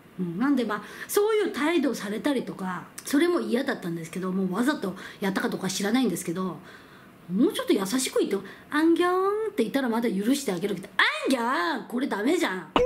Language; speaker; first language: Japanese; non-native, fluent; Korean